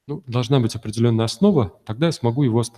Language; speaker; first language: Russian; native; Russian